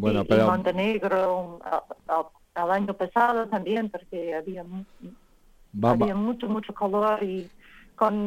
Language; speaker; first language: Spanish; non-native, learner; English